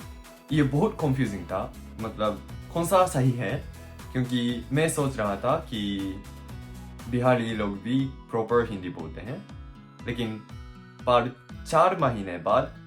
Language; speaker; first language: Hindi; non-native, learner; Japanese